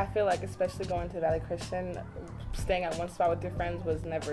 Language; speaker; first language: English; native; English